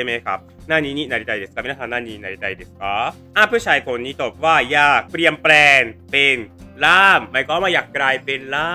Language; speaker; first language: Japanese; non-native, fluent; Thai